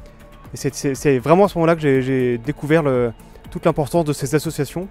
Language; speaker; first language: French; native; French